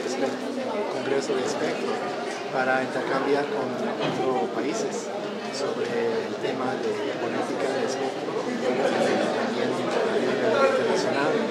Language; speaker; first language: Spanish; non-native, fluent; French